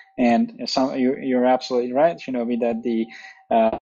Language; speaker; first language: English; non-native, fluent; Hungarian